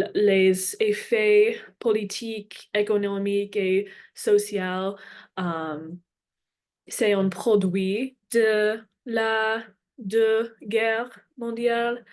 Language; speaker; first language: French; non-native, learner; English